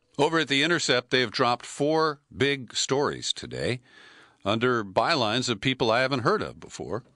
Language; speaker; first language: English; native; English